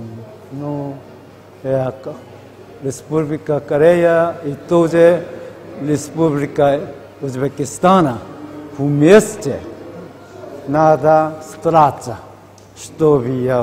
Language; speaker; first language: Russian; non-native, learner; Korean